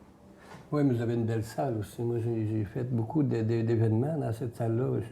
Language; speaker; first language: French; native; French